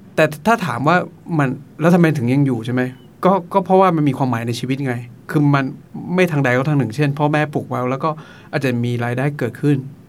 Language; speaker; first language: Thai; non-native, local second language; Akha